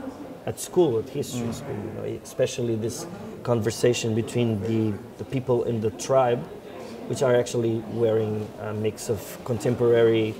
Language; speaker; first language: English; non-native, fluent; Portuguese